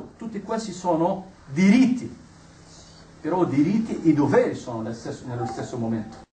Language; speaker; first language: Italian; non-native, fluent; Arabic